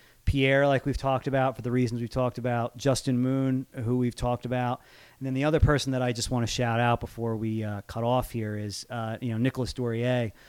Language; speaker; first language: English; native; English